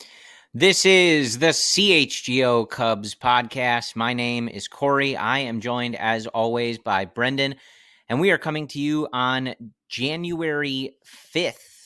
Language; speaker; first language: English; native; English